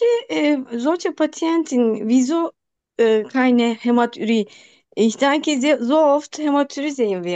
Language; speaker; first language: German; non-native, learner; Turkish